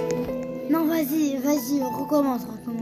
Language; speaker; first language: French; early bilingual, other home language; Portuguese